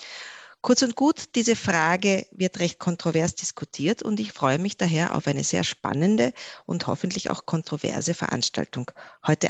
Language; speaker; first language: German; native; German